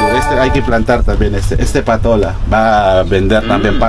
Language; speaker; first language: Spanish; non-native, learner; Filipino